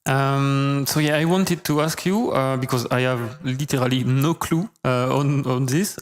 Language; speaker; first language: English; non-native, fluent; French